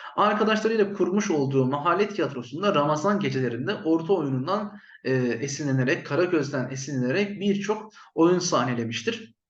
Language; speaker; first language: Turkish; native; Turkish